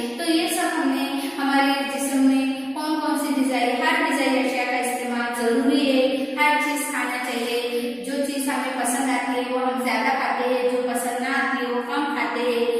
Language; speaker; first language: Urdu; native; Urdu